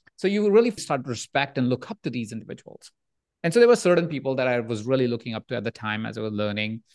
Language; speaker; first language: English; non-native, local second language; Hindi